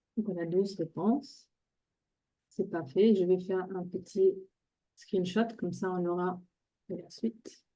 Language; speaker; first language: French; non-native, fluent; German